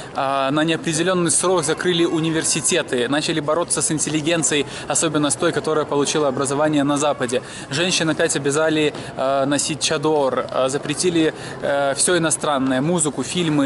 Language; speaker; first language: Russian; native; Russian